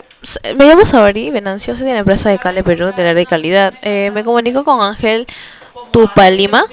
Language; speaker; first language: Spanish; native; Spanish